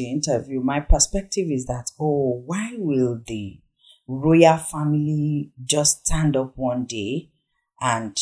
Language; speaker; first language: English; non-native, local second language; Igbo